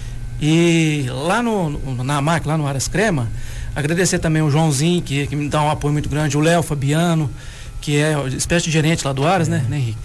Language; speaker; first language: Portuguese; native; Portuguese